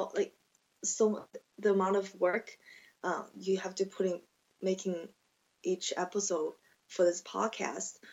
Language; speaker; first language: English; non-native, fluent; Chinese